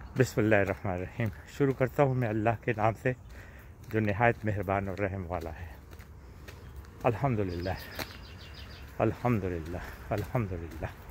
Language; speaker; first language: Urdu; native; Urdu